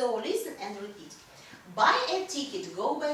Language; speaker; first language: English; non-native, fluent; Russian